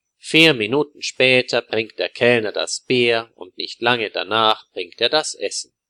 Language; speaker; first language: German; native; German